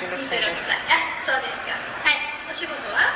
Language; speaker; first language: Japanese; native; Japanese